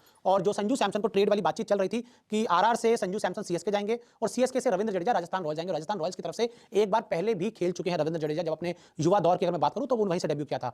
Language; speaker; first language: Hindi; native; Hindi